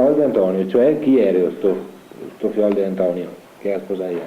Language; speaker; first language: Italian; native; Italian